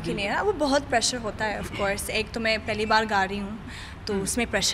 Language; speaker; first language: Hindi; non-native, fluent; Arabic